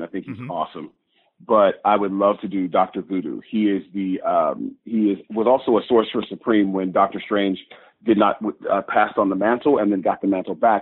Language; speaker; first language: English; native; English